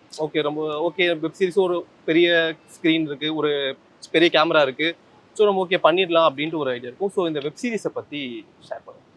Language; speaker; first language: Tamil; native; Tamil